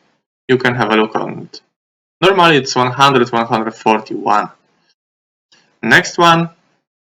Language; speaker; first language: English; non-native, fluent; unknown